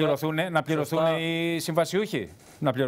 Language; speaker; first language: Greek; native; Greek